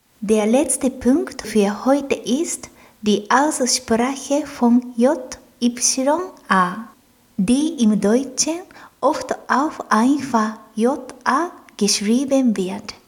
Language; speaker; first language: German; non-native, fluent; Japanese